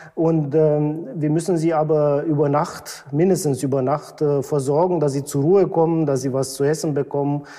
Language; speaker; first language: German; non-native, fluent; Romanian